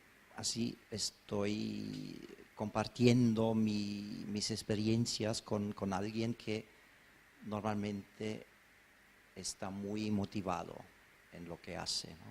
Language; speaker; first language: Spanish; non-native, fluent; German